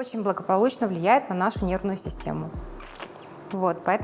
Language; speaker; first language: Russian; native; Russian